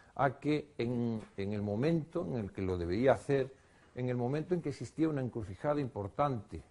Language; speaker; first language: Spanish; non-native, local second language; Galician